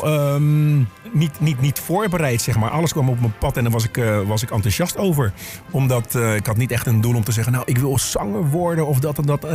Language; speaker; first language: Dutch; native; Dutch